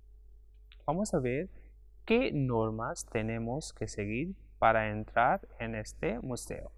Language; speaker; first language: Spanish; non-native, fluent; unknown